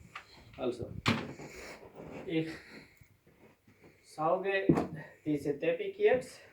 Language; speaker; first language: German; non-native, learner; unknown